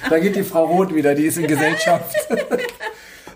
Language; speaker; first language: German; native; German